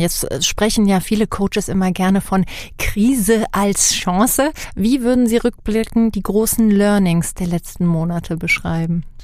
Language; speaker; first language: German; native; German